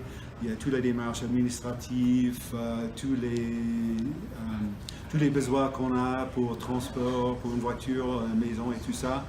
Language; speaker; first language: French; non-native, fluent; English